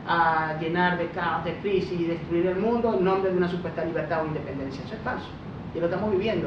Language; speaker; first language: Spanish; native; Spanish